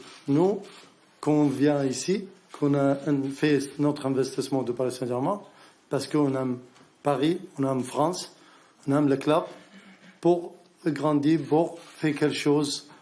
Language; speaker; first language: French; non-native, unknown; Arabic